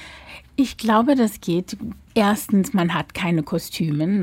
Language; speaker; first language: German; non-native, fluent; English